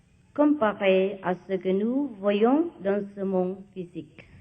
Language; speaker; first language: French; non-native, learner; Vietnamese